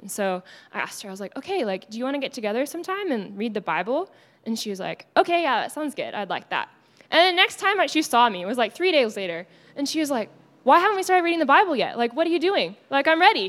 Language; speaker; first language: English; native; English